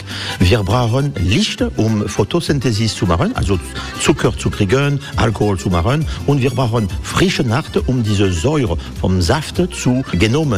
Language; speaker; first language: German; non-native, fluent; French